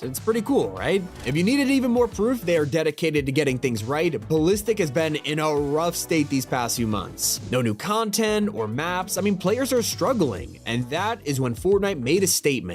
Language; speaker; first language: English; native; English